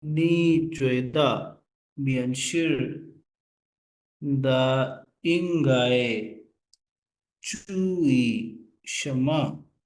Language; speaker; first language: Chinese; non-native, learner; Urdu